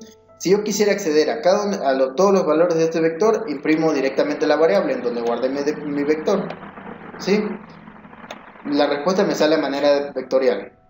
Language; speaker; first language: Spanish; native; Spanish